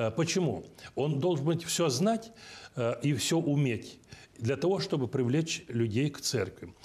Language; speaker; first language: Russian; non-native, local second language; Romanian